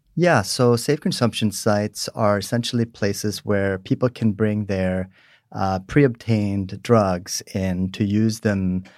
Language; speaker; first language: English; early bilingual, other home language; Swedish